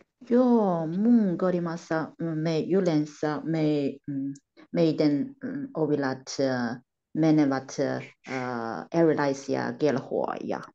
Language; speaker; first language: Finnish; non-native, learner; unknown